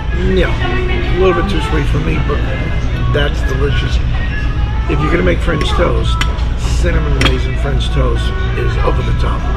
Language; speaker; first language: English; native; English